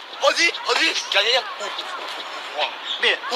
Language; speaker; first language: Turkish; native; Turkish